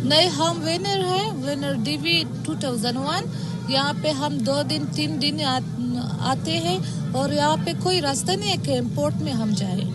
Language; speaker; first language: Hindi; non-native, fluent; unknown